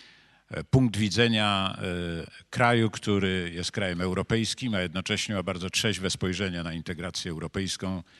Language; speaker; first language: Polish; native; Polish